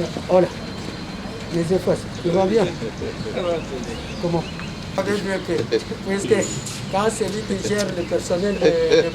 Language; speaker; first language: French; non-native, local second language; Lingala